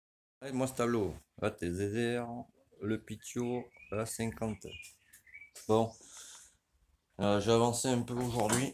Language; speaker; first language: French; native; French